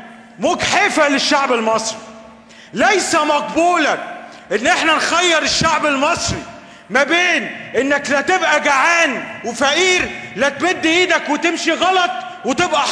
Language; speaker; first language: Arabic; native; Arabic